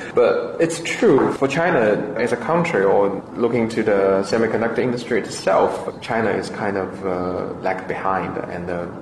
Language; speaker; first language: English; non-native, fluent; Chinese